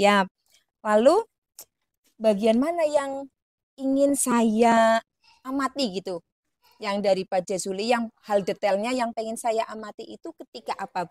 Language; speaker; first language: Indonesian; native; Indonesian